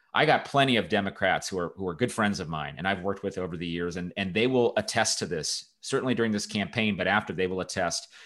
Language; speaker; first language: English; native; English